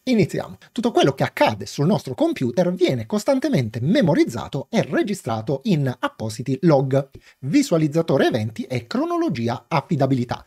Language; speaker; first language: Italian; native; Italian